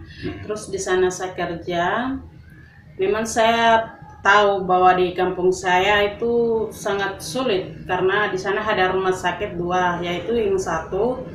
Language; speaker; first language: Indonesian; non-native, local second language; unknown